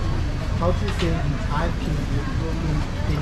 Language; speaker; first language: English; non-native, learner; Thai